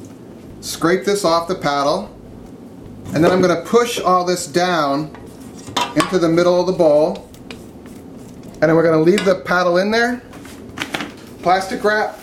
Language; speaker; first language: English; native; English